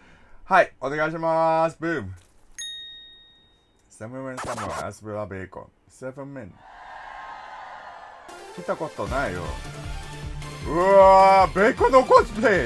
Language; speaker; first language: Japanese; non-native, learner; English